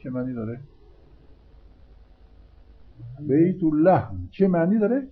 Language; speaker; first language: Persian; non-native, fluent; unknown